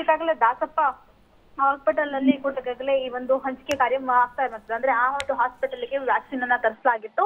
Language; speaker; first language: Kannada; native; Kannada